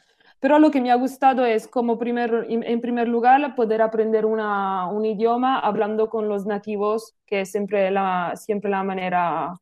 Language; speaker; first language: Spanish; non-native, learner; Italian